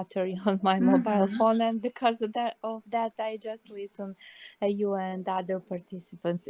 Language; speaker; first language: English; non-native, learner; Serbian